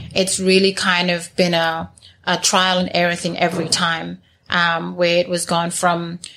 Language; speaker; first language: English; native; English